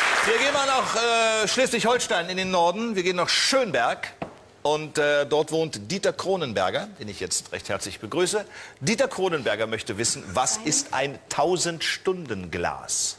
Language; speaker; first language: German; native; German